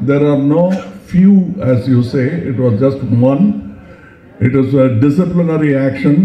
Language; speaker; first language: English; non-native, local second language; Tamil